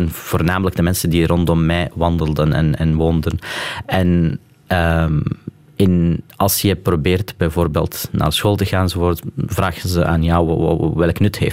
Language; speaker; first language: Dutch; non-native, local second language; Arabic